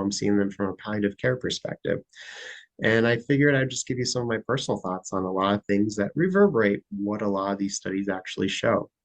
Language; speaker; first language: English; native; English